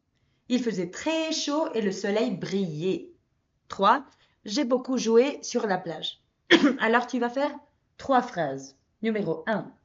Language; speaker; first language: French; non-native, fluent; Spanish